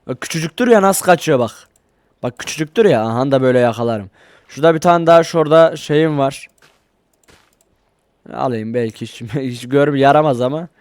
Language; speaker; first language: Turkish; native; Turkish